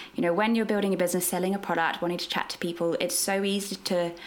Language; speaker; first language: English; native; English